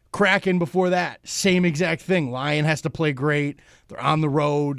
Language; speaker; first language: English; native; English